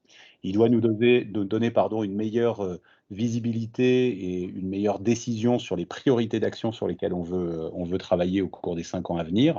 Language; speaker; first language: French; native; French